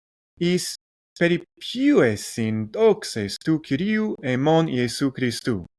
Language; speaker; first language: Greek; non-native, learner; English